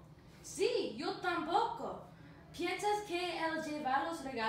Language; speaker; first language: Spanish; non-native, learner; English